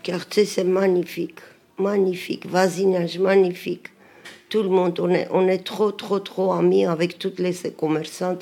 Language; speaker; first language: French; non-native, learner; Armenian